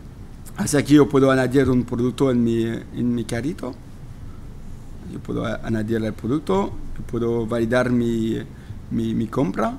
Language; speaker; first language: Spanish; non-native, fluent; French